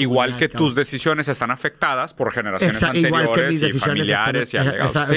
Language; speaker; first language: Spanish; native; Spanish